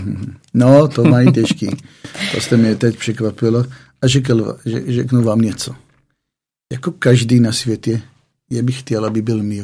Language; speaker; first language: Czech; non-native, fluent; Hebrew